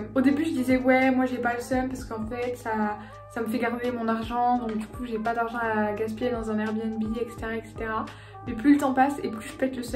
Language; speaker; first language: French; native; French